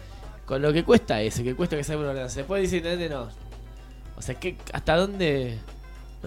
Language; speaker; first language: Spanish; native; Spanish